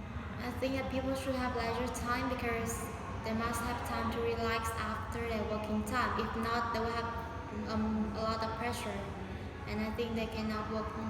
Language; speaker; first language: English; non-native, learner; Vietnamese